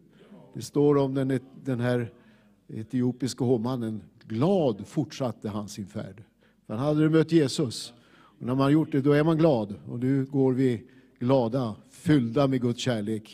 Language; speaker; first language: Swedish; native; Swedish